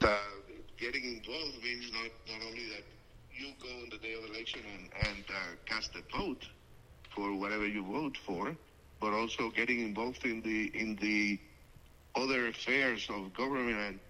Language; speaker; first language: English; non-native, fluent; Spanish